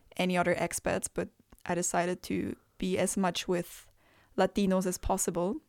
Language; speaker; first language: English; non-native, fluent; Indonesian